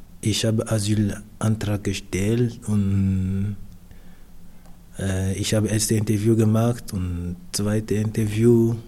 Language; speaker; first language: German; non-native, learner; French